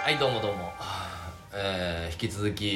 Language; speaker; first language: Japanese; native; Japanese